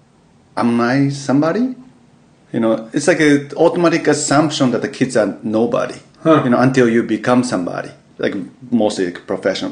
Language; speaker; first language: English; non-native, fluent; Japanese